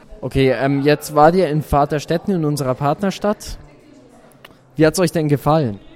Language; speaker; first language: German; native; German